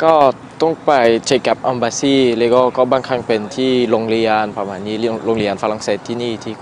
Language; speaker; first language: Thai; non-native, learner; French